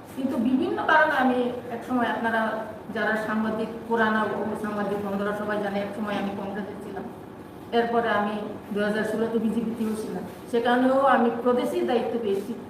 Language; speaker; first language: Bangla; non-native, local second language; Kok Borok